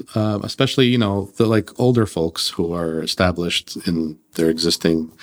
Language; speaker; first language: English; early bilingual, other home language; Russian